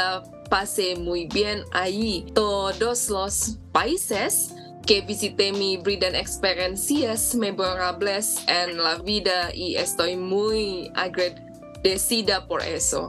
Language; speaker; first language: Spanish; non-native, learner; Indonesian